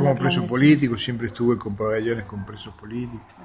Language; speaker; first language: Spanish; native; Spanish